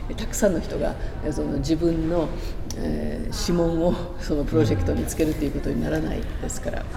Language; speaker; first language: Japanese; native; Japanese